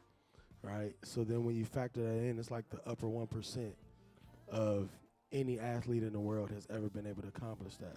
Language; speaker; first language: English; native; English